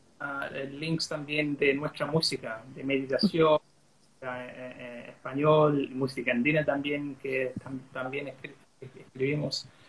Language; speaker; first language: Spanish; early bilingual, heritage; Spanish